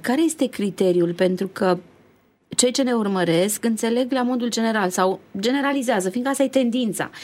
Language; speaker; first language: Romanian; native; Romanian